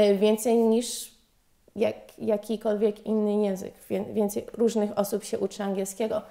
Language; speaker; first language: Polish; early bilingual, heritage; Polish